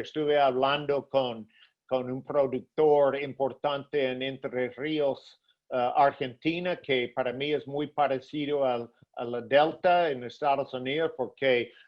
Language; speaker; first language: Spanish; non-native, fluent; English